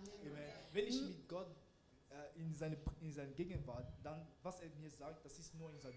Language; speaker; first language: German; non-native, learner; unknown